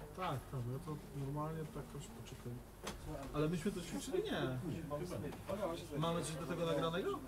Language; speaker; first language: Polish; native; Polish